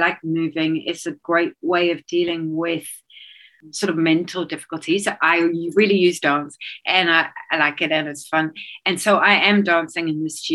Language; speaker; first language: English; native; English